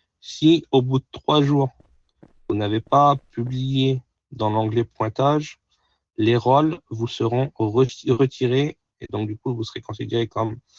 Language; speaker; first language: French; native; French